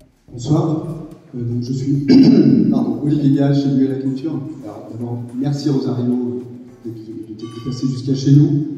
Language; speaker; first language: French; native; French